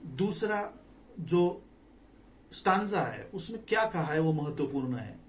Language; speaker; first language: Hindi; non-native, local second language; Marathi